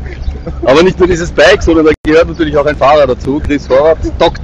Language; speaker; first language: German; native; German